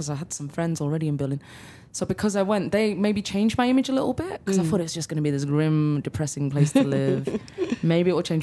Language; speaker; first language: English; native; English